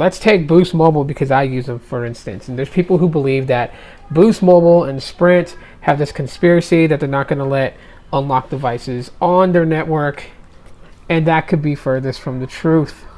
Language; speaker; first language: English; native; English